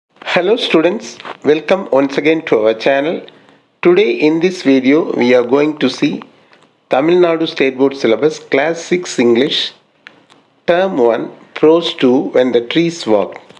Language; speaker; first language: English; non-native, local second language; Tamil